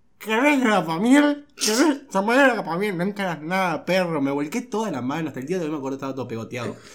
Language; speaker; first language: Spanish; native; Spanish